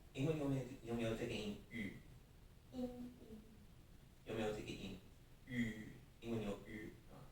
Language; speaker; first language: Chinese; non-native, fluent; English